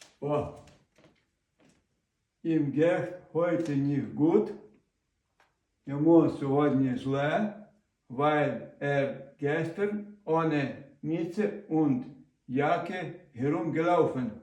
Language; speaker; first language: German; non-native, learner; Ukrainian